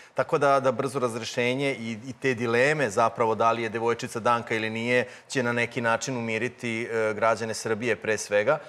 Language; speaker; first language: Croatian; native; Croatian